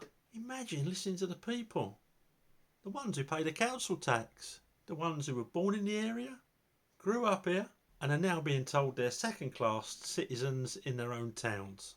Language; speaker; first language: English; native; English